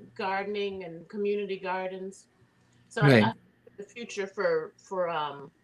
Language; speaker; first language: English; native; English